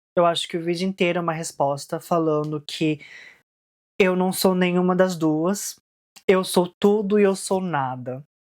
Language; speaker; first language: Portuguese; early bilingual, heritage; Portuguese